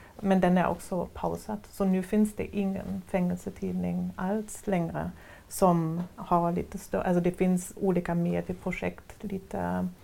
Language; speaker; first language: Swedish; non-native, fluent; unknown